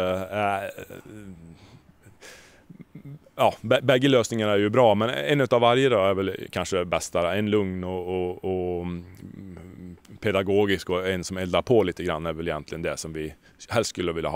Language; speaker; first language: Swedish; native; Swedish